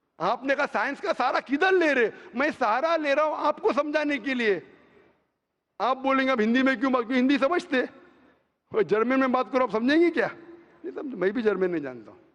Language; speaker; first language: Hindi; non-native, local second language; Konkani